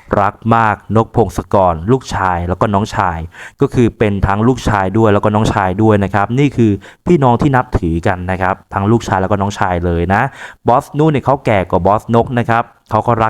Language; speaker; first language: Thai; native; Thai